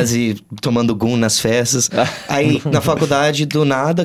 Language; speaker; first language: Portuguese; non-native, fluent; English